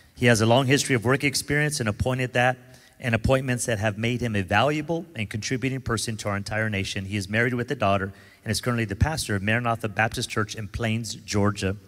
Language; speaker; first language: English; native; English